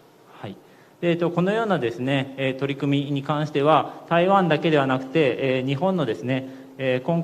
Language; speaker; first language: Japanese; native; Japanese